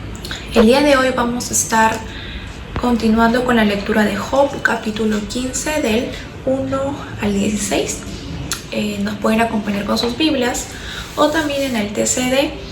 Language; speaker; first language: Spanish; native; Spanish